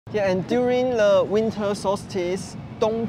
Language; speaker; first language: English; non-native, learner; Chinese